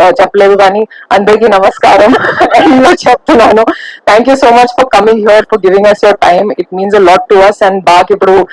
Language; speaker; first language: Telugu; non-native, local second language; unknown